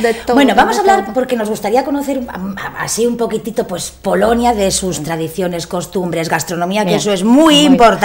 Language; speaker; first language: Spanish; native; Spanish